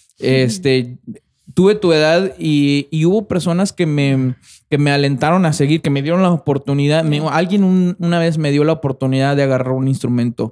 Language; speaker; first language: Spanish; native; Spanish